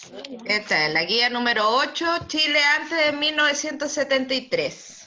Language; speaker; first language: Spanish; native; Spanish